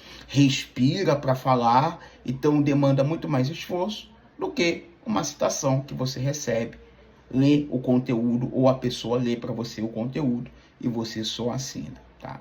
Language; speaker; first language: Portuguese; native; Portuguese